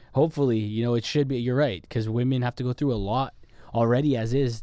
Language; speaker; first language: English; native; English